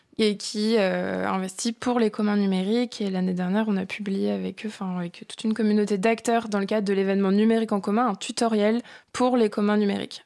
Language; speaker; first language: French; native; French